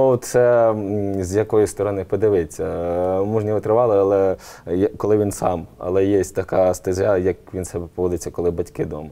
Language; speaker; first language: Ukrainian; native; Ukrainian